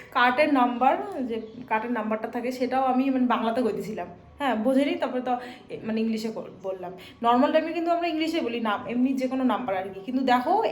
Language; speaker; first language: Bangla; non-native, local second language; Rangpuri